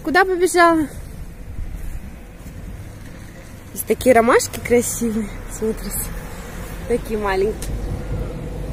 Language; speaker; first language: Russian; native; Russian